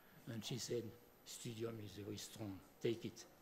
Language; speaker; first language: English; non-native, fluent; French